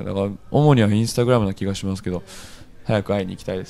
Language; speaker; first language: Japanese; native; Japanese